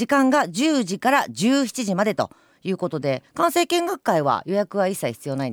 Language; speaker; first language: Japanese; native; Japanese